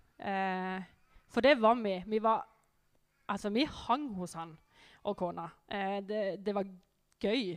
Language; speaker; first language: Norwegian; native; Norwegian